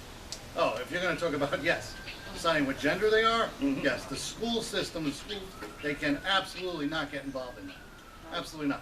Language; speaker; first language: English; native; English